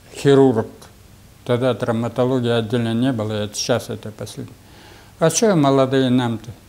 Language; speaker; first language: Russian; non-native, local second language; Bashkir